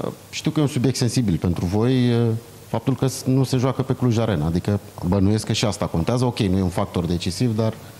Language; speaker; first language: Romanian; native; Romanian